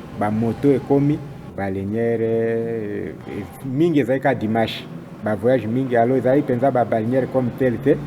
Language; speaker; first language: Lingala; native; Lingala